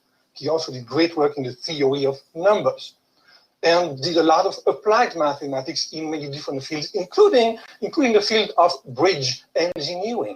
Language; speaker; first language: English; non-native, fluent; French